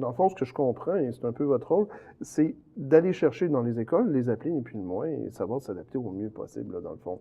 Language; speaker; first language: French; native; French